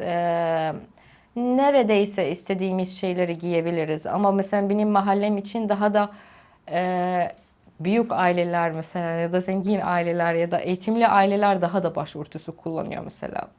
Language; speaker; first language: Turkish; non-native, fluent; Arabic